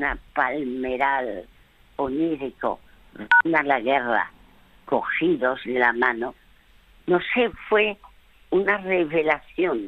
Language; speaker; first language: Spanish; early bilingual, other home language; French